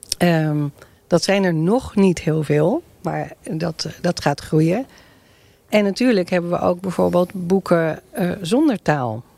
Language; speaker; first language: Dutch; native; Dutch